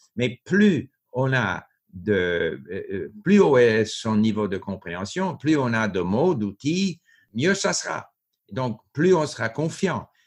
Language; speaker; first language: French; non-native, local second language; English